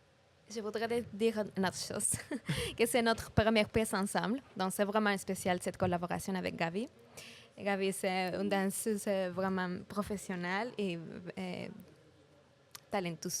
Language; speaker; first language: French; non-native, learner; Spanish